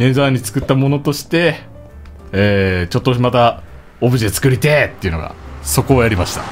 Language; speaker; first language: Japanese; native; Japanese